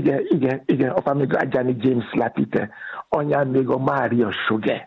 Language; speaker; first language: Hungarian; non-native, learner; Yoruba